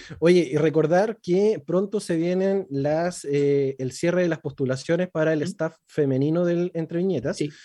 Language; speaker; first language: Spanish; native; Spanish